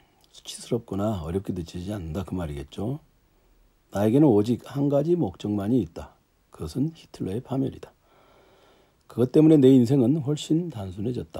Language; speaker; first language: Korean; native; Korean